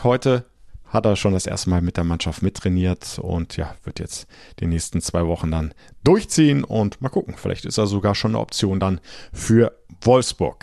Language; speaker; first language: German; native; German